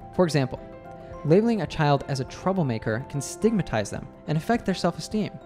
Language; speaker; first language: English; native; English